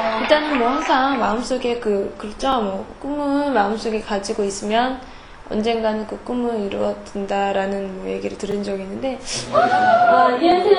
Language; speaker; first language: Korean; native; Korean